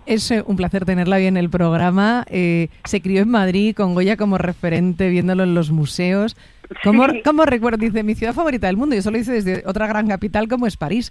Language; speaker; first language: Spanish; native; Spanish